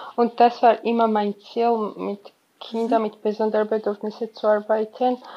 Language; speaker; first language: German; non-native, learner; Georgian